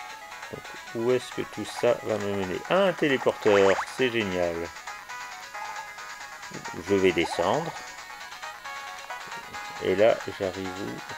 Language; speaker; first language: French; native; French